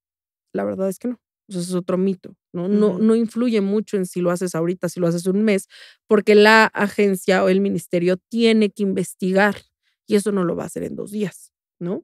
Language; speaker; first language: Spanish; native; Spanish